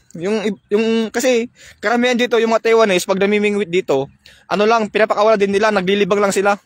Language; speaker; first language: Filipino; non-native, local second language; Iloko